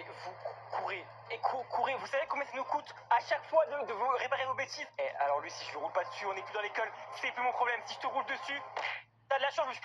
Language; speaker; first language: French; native; French